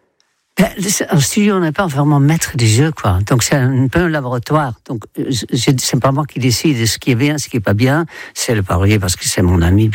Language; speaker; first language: French; non-native, fluent; Dutch